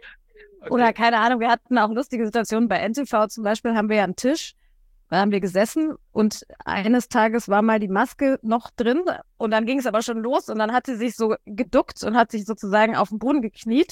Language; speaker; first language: German; native; German